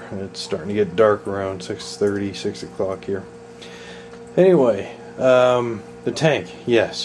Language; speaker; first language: English; native; English